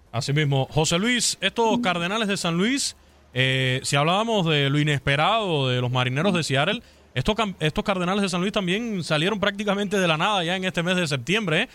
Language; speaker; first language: Spanish; native; Spanish